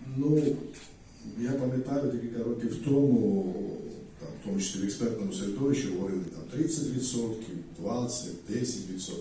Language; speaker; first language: Ukrainian; non-native, fluent; Georgian